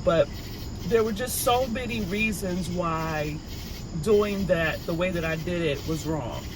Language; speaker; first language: English; native; English